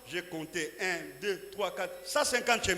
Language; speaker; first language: French; non-native, local second language; Lingala